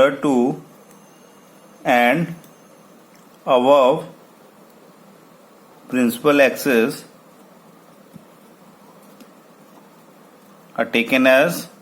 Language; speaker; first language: English; non-native, local second language; Hindi